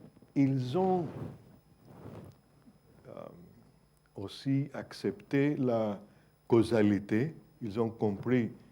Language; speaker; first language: French; non-native, fluent; Greek